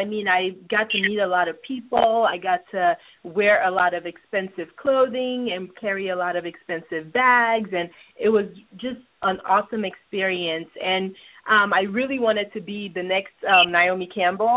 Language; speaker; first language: English; non-native, local second language; Yoruba